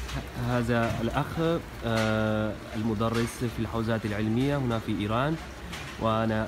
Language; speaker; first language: Arabic; non-native, fluent; Urdu